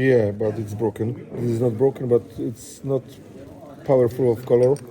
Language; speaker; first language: English; non-native, learner; Polish